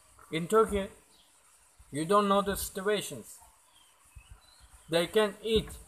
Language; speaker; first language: English; non-native, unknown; Turkish